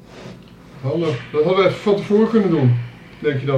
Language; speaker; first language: Dutch; native; Dutch